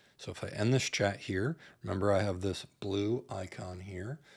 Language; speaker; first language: English; native; English